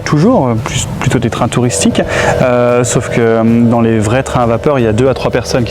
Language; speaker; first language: French; native; French